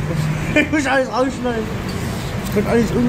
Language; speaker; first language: German; native; German